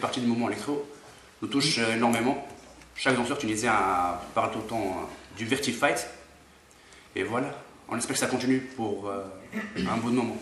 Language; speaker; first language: French; non-native, local second language; Arabic